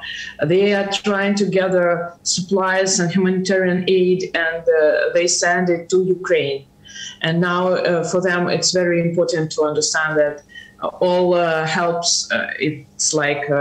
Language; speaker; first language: English; non-native, learner; Ukrainian